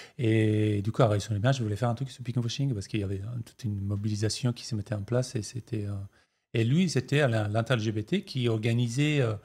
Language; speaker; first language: French; non-native, fluent; Italian